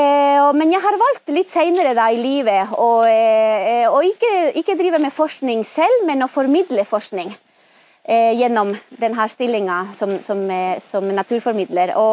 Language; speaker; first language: Norwegian; non-native, fluent; Spanish